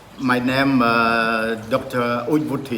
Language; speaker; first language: English; non-native, learner; Khmer